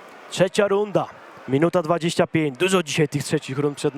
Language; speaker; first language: Polish; native; Polish